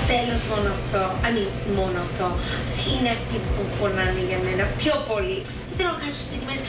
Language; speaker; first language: Greek; early bilingual, heritage; Greek